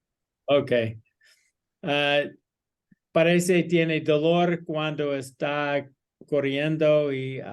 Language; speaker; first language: Spanish; non-native, learner; English